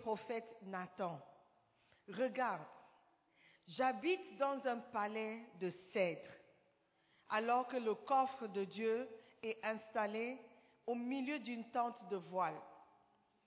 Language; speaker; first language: French; non-native, fluent; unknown